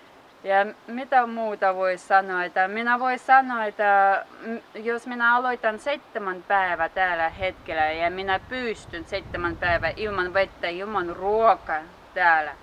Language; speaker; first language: Finnish; non-native, learner; Russian